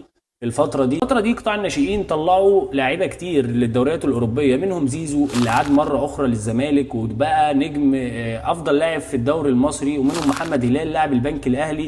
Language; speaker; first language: Arabic; native; Arabic